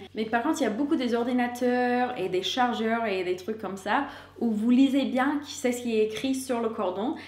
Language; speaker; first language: French; non-native, fluent; English